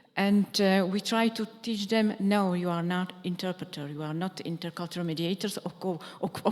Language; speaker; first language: English; non-native, fluent; Czech